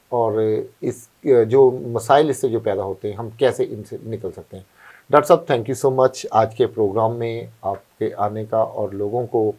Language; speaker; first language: Urdu; non-native, local second language; Punjabi